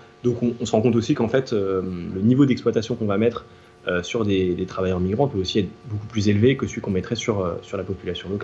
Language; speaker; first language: French; native; French